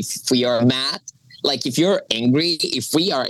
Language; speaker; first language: English; non-native, fluent; Spanish